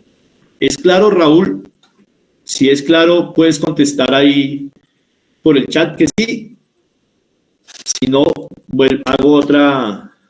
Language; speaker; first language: Spanish; native; Spanish